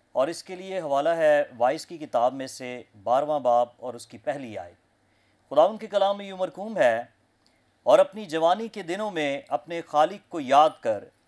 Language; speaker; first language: Urdu; non-native, local second language; Punjabi